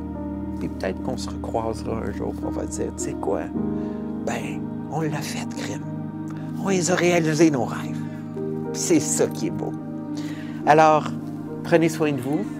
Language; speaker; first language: French; native; French